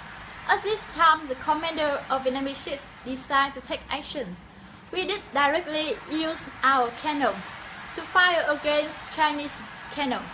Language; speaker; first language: English; non-native, fluent; Vietnamese